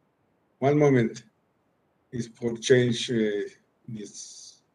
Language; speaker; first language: English; non-native, learner; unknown